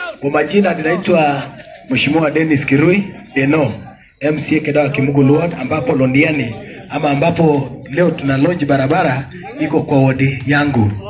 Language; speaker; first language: Swahili; non-native, local second language; Kalenjin